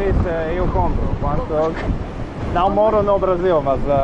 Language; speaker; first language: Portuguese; non-native, learner; English